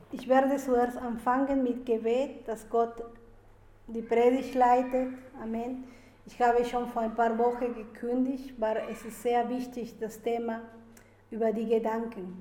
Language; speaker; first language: German; non-native, fluent; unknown